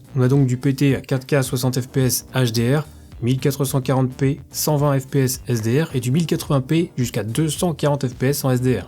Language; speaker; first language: French; native; French